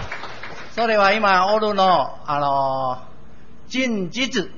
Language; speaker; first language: Japanese; non-native, learner; Min Nan Chinese